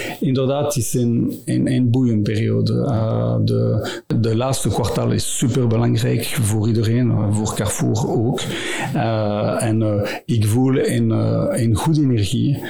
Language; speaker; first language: Dutch; non-native, local second language; French